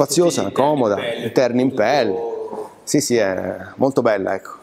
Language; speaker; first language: Italian; native; Italian